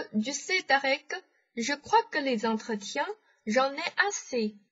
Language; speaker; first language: French; non-native, fluent; Chinese